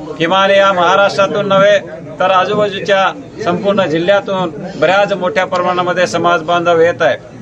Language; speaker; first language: Marathi; non-native, local second language; Lambadi